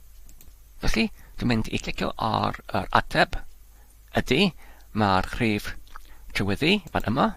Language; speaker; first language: Welsh; non-native, learner; English